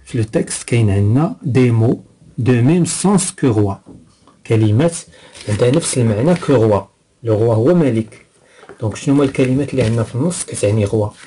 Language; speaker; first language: French; non-native, local second language; Arabic